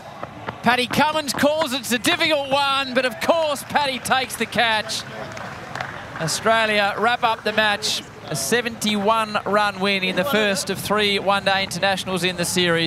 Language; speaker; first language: English; native; English